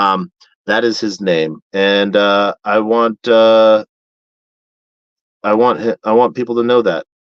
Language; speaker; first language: English; native; English